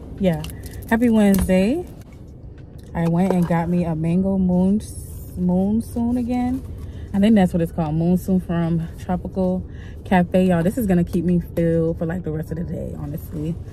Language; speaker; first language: English; native; English